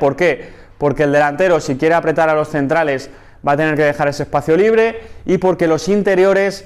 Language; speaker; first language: Spanish; native; Spanish